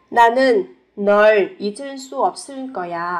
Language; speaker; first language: Korean; non-native, fluent; Vietnamese